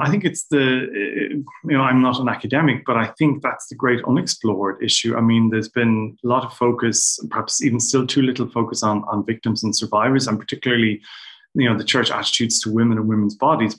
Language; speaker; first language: English; native; English